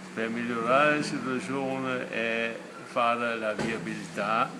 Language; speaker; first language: Italian; non-native, fluent; Danish